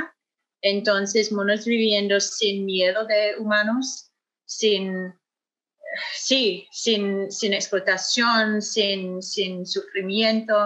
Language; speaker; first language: Spanish; non-native, fluent; English